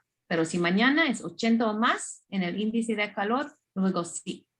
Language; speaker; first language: Spanish; non-native, fluent; English